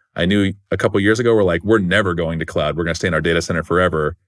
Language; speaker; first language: English; native; English